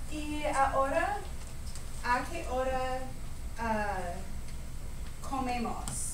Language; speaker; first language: Spanish; non-native, learner; English